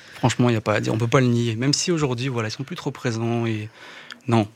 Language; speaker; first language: French; native; French